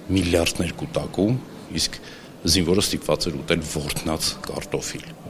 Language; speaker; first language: Armenian; native; Armenian